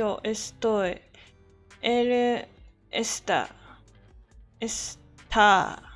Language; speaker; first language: Spanish; non-native, learner; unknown